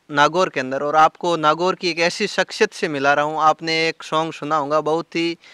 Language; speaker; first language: Hindi; native; Hindi